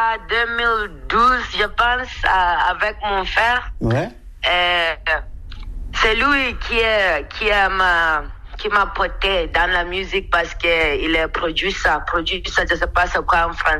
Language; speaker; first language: French; non-native, learner; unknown